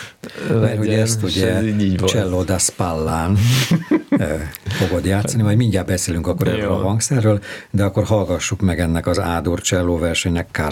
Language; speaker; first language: Hungarian; native; Hungarian